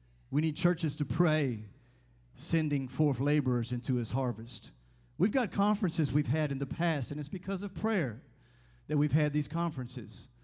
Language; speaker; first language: English; native; English